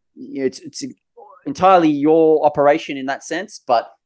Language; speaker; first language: English; native; English